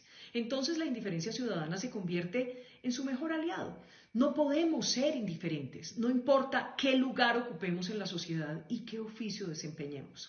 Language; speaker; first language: Spanish; native; Spanish